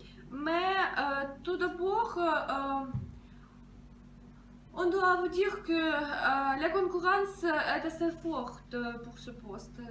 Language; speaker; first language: French; non-native, fluent; Russian